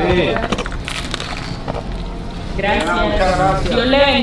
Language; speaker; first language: Spanish; native; Spanish